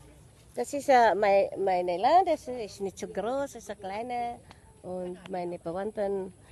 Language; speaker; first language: German; non-native, learner; Waray